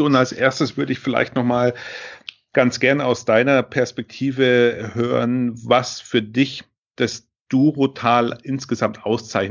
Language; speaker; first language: German; native; German